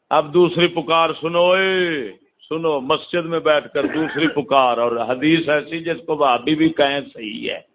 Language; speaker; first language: Urdu; non-native, local second language; Punjabi